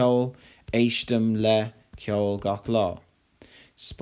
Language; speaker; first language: Irish; non-native, local second language; English